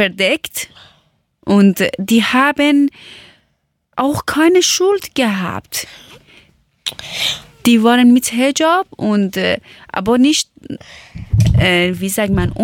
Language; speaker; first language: German; non-native, learner; Persian